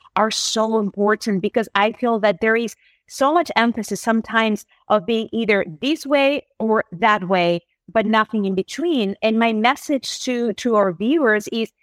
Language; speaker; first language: English; non-native, fluent; Spanish